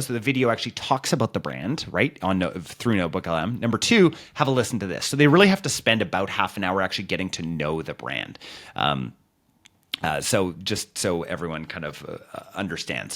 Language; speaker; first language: English; native; English